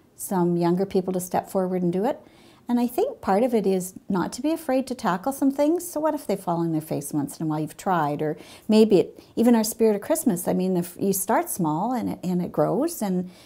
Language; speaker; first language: English; native; English